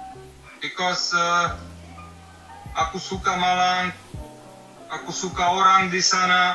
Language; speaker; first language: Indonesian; non-native, learner; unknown